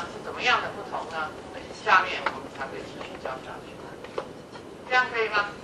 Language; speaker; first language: Chinese; native; Chinese